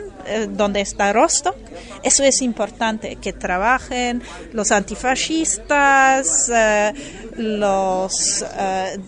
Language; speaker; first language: Spanish; non-native, fluent; German